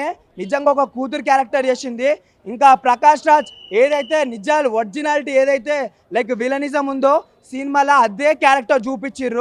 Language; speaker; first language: Telugu; native; Telugu